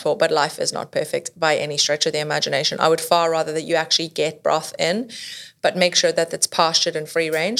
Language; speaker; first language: English; native; English